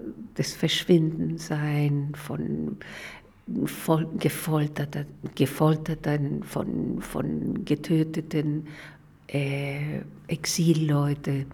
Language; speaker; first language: German; non-native, fluent; Spanish